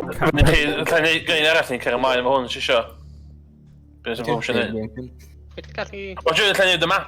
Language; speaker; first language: Welsh; native; Welsh